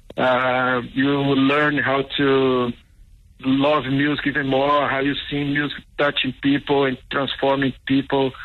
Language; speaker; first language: English; non-native, fluent; Portuguese